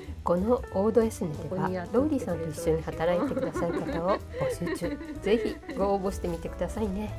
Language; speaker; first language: Japanese; native; Japanese